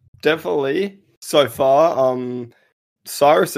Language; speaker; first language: English; native; English